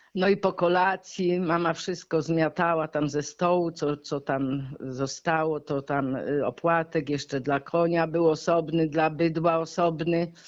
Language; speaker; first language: Polish; native; Polish